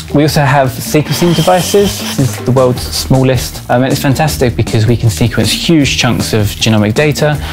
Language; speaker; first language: English; native; English